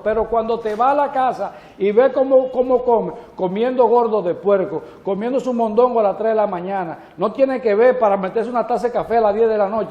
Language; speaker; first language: Spanish; native; Spanish